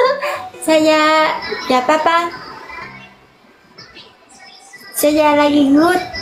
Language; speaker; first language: Indonesian; non-native, learner; Vietnamese